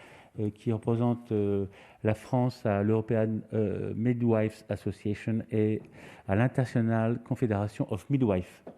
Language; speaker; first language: French; native; French